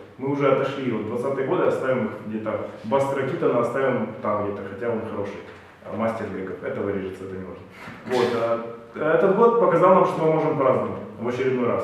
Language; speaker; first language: Russian; native; Russian